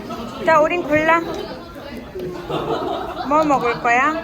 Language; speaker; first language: Korean; non-native, fluent; Mongolian